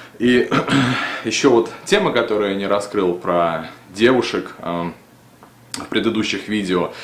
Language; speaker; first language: Russian; native; Russian